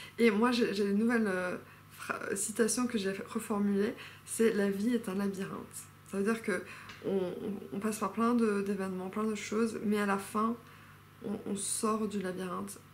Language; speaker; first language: French; non-native, fluent; English